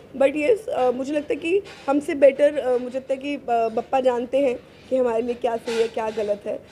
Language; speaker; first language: Hindi; native; Hindi